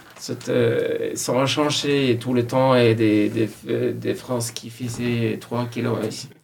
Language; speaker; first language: French; non-native, fluent; Norwegian